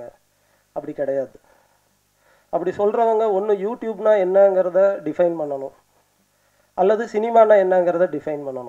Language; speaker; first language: Tamil; native; Tamil